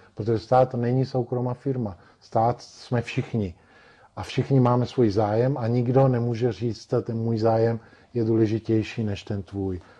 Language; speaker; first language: Czech; non-native, fluent; Italian